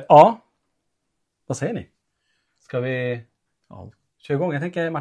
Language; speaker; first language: Swedish; native; Swedish